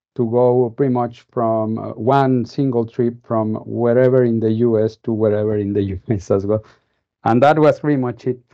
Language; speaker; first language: English; non-native, fluent; Spanish